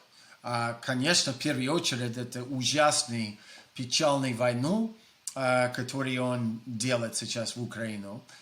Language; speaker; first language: Russian; non-native, fluent; English